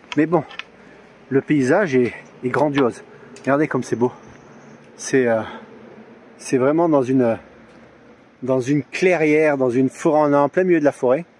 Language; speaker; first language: French; native; French